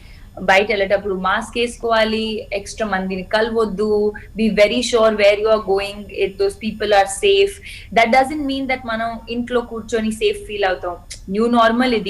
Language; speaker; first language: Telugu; non-native, local second language; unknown